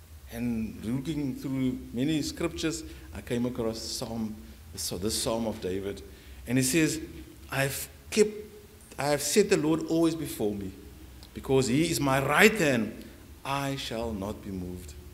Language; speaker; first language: English; non-native, local second language; Afrikaans